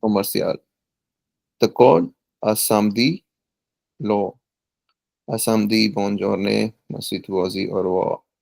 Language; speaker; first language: French; non-native, learner; Punjabi